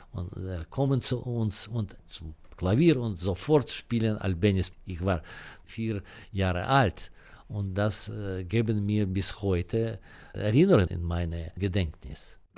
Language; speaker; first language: German; non-native, learner; Russian